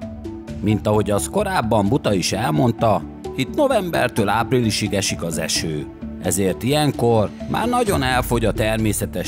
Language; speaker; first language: Hungarian; native; Hungarian